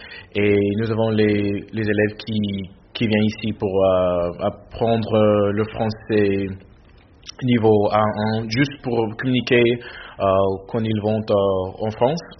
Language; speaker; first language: French; non-native, fluent; English